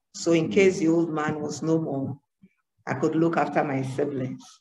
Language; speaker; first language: English; non-native, local second language; Ewe